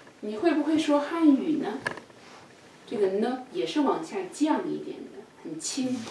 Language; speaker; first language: Chinese; native; Chinese